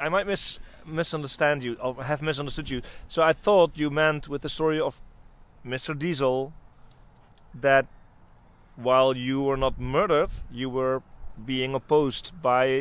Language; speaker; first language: English; non-native, fluent; Dutch